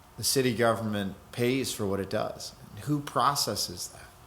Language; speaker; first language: English; native; English